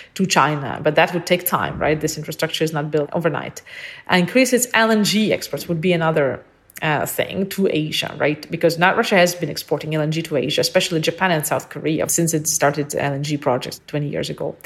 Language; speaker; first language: English; early bilingual, other home language; Ukrainian